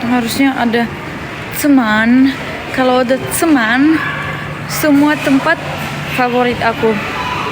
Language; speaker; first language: Indonesian; non-native, learner; Turkish